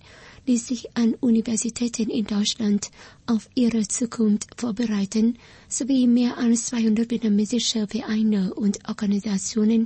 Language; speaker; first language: German; non-native, fluent; Vietnamese